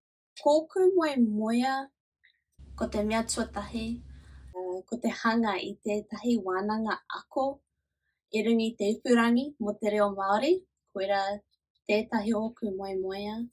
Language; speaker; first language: Māori; non-native, local second language; English